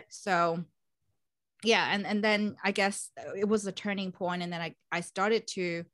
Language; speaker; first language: English; non-native, fluent; Vietnamese